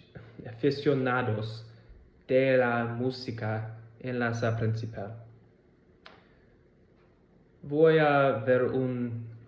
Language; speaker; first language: Spanish; non-native, learner; English